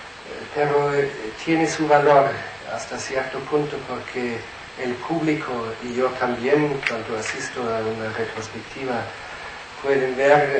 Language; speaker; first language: Spanish; non-native, fluent; German